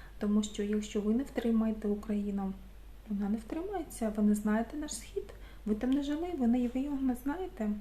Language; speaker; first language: Ukrainian; non-native, local second language; Russian